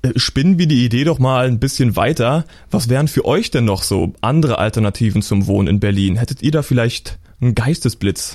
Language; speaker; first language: German; native; German